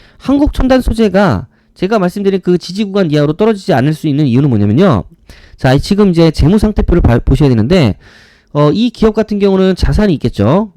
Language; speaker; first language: Korean; native; Korean